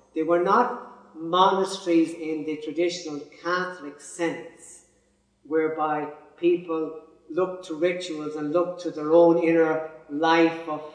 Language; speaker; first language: English; native; English